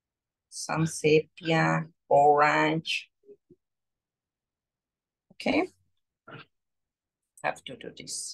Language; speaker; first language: English; non-native, learner; Spanish